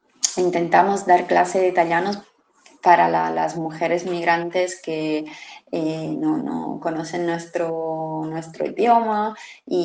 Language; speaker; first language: Spanish; non-native, fluent; Italian